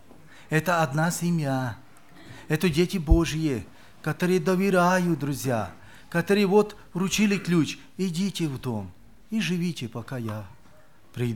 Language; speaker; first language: Russian; non-native, local second language; Romany